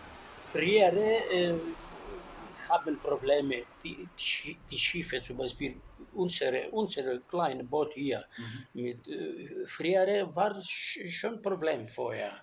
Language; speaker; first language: German; non-native, learner; Greek